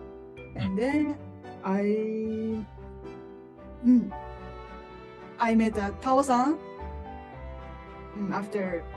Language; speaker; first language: English; non-native, learner; Japanese